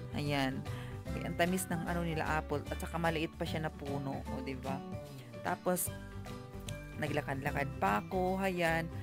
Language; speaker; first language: Filipino; non-native, local second language; Cebuano